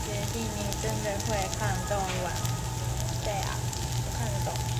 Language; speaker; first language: Chinese; non-native, learner; Japanese